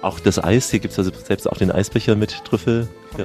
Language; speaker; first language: German; native; German